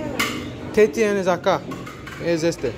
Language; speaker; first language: Spanish; non-native, learner; English